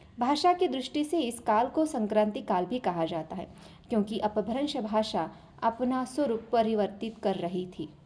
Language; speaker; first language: Hindi; non-native, local second language; Marathi